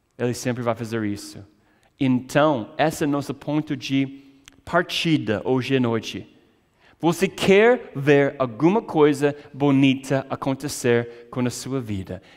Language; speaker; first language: Portuguese; non-native, fluent; English